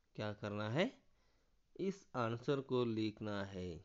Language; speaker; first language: Hindi; non-native, local second language; Kannada